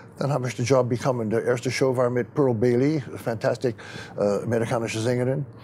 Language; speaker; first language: German; non-native, fluent; English